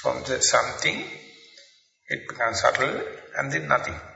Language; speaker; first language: English; non-native, local second language; Sinhala